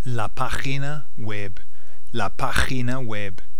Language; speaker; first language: Spanish; non-native, learner; English